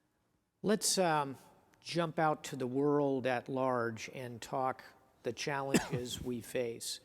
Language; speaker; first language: English; native; English